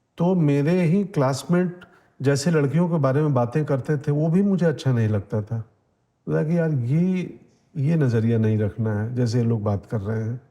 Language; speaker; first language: Hindi; native; Hindi